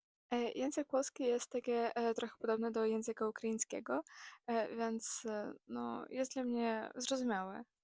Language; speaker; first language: Polish; non-native, fluent; Ukrainian